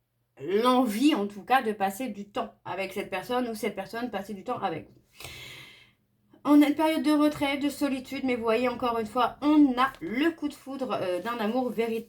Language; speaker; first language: French; native; French